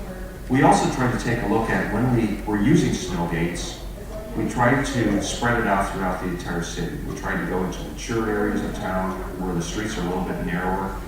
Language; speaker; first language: English; native; English